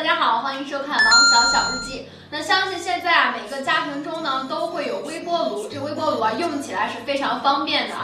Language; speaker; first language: Chinese; native; Chinese